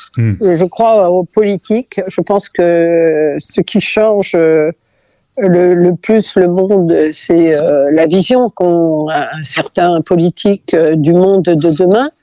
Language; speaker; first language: French; early bilingual, other home language; Catalan